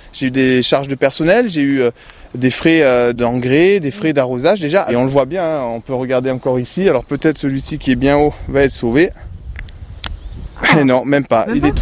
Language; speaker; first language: French; native; French